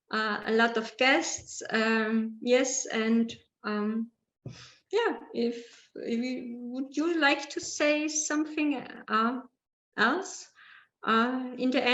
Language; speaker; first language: English; non-native, learner; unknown